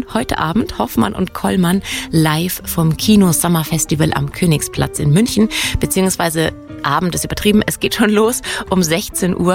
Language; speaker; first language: German; native; German